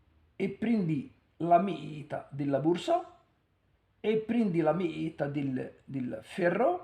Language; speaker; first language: Italian; non-native, learner; Arabic